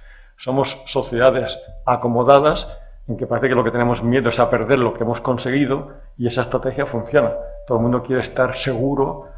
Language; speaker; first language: Spanish; native; Spanish